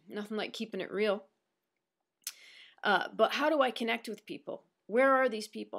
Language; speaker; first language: English; native; English